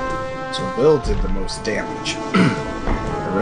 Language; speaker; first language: English; native; English